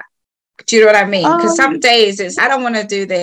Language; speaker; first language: English; non-native, local second language; Krio